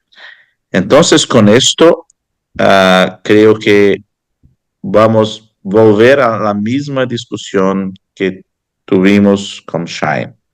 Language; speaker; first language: Spanish; non-native, fluent; Portuguese